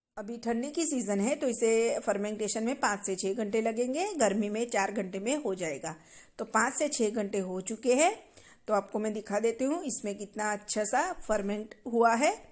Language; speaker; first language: Hindi; non-native, local second language; Gujarati